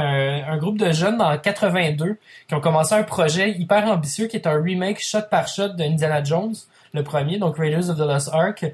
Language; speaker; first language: French; native; French